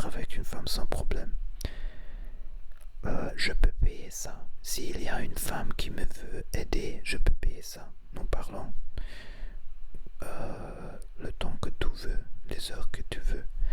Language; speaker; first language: French; non-native, learner; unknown